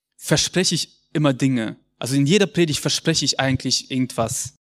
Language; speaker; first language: German; early bilingual, other home language; Russian